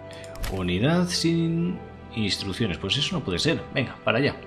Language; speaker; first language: Spanish; native; Spanish